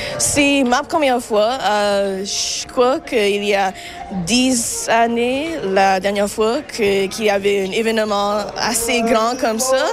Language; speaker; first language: French; non-native, local second language; English